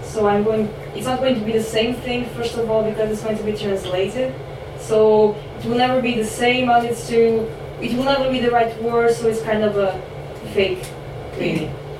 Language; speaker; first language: English; non-native, fluent; Portuguese